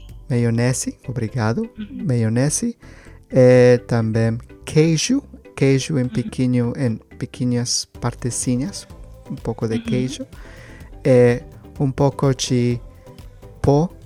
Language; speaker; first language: Portuguese; non-native, learner; Spanish